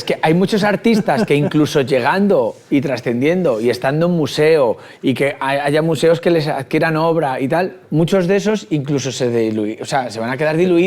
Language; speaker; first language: Spanish; native; Spanish